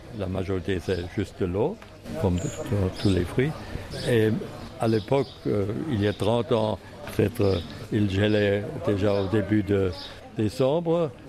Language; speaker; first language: French; non-native, fluent; German